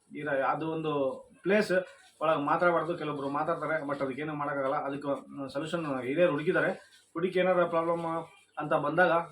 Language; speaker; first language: Kannada; non-native, local second language; Urdu